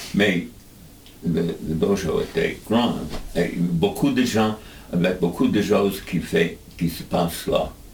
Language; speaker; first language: French; non-native, fluent; English